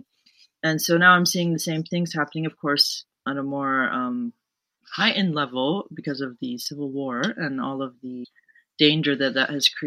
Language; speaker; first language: English; native; English